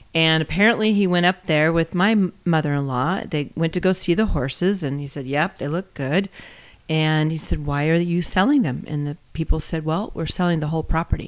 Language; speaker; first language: English; native; English